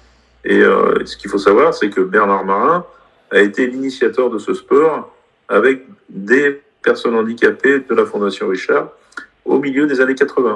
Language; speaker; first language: French; native; French